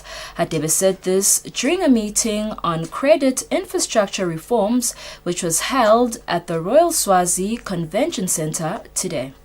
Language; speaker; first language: English; non-native, local second language; Swati